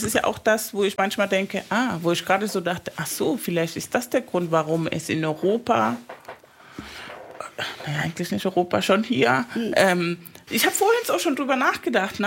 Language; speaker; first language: German; native; German